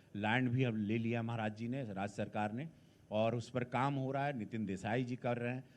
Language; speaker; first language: Hindi; native; Hindi